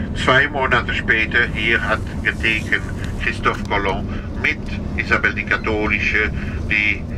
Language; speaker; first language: German; non-native, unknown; Spanish